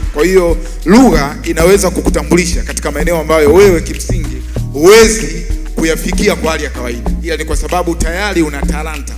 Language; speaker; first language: Swahili; native; Swahili